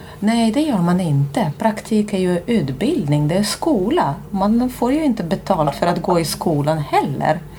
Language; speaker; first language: Swedish; non-native, fluent; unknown